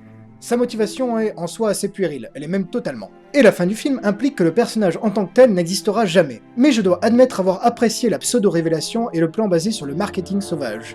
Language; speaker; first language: French; native; French